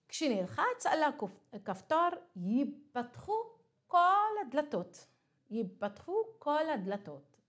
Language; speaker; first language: Hebrew; non-native, local second language; Arabic